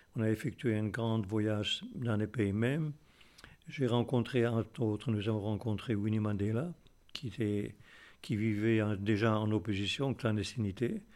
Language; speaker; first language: French; non-native, fluent; Afrikaans